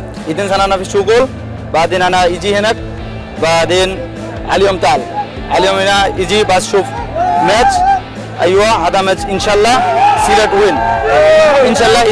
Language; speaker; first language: Arabic; non-native, learner; Bangla